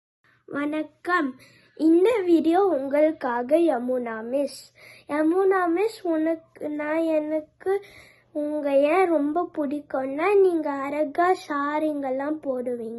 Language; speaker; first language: Tamil; early bilingual, heritage; Tamil